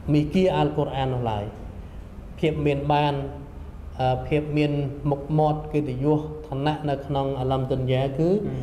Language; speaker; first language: Khmer; non-native, local second language; Western Cham